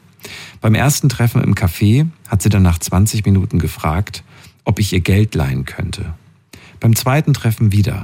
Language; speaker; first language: German; native; German